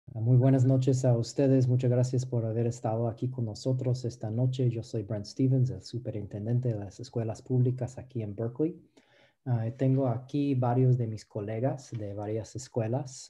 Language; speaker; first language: Spanish; non-native, fluent; English